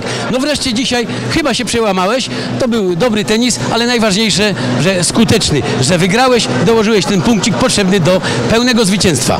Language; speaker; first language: Polish; native; Polish